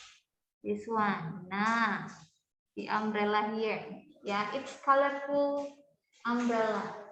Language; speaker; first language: English; non-native, fluent; Indonesian